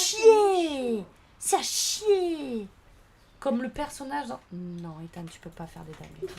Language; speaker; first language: French; native; French